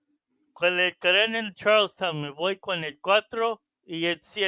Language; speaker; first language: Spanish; early bilingual, heritage; Spanish